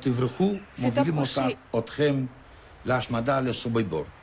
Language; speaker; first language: Hebrew; non-native, fluent; Polish